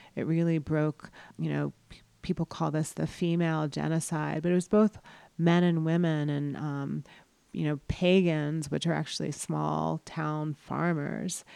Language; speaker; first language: English; native; English